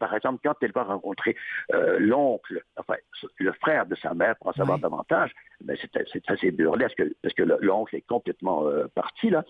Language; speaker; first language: French; native; French